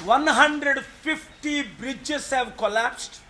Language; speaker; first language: English; non-native, local second language; Telugu